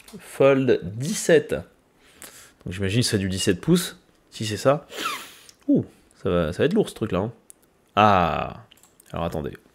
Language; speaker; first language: French; native; French